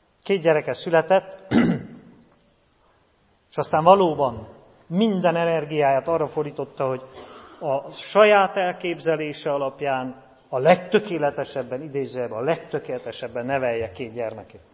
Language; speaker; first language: Hungarian; native; Hungarian